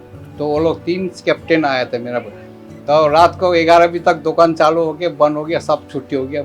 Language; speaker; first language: Hindi; non-native, local second language; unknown